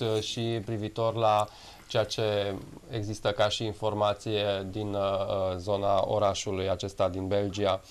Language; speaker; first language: Romanian; native; Romanian